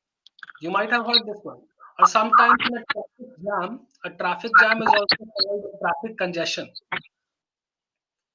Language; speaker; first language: English; non-native, local second language; Hindi